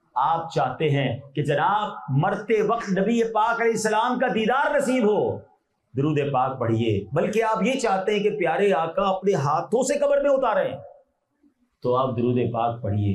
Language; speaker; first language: Urdu; native; Urdu